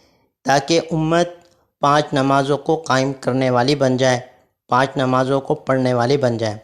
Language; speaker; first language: Urdu; native; Urdu